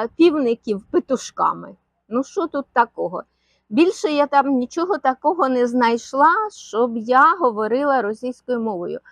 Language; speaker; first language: Ukrainian; non-native, local second language; Russian